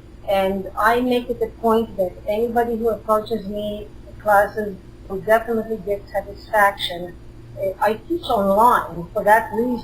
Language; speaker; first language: English; non-native, fluent; Hebrew